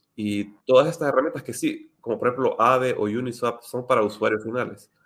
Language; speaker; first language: Spanish; native; Spanish